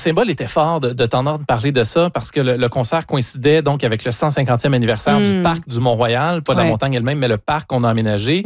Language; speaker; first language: French; native; French